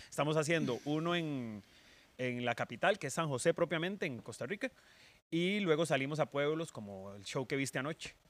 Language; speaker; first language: Spanish; native; Spanish